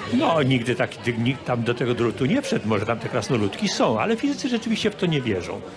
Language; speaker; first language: Polish; native; Polish